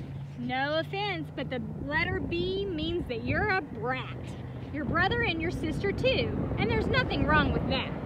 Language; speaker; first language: English; native; English